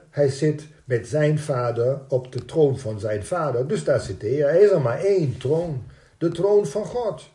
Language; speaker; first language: Dutch; non-native, fluent; German